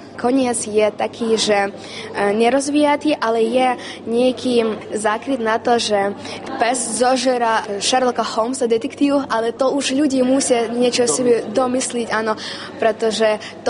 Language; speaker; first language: Slovak; non-native, learner; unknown